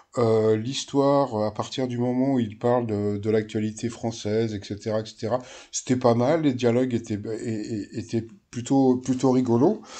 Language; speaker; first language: French; native; French